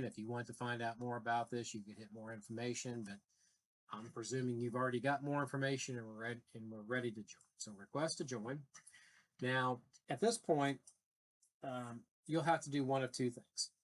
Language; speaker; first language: English; native; English